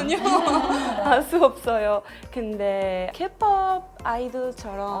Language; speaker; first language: Korean; non-native, learner; Arabic